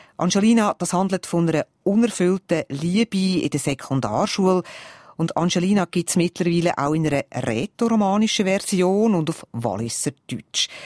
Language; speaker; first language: German; native; German